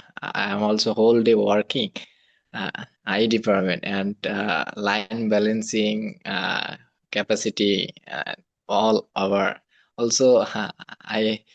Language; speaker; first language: English; non-native, learner; Bangla